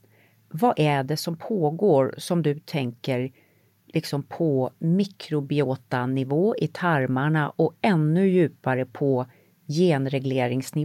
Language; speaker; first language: Swedish; native; Swedish